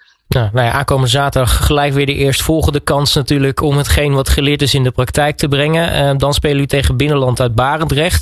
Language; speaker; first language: Dutch; native; Dutch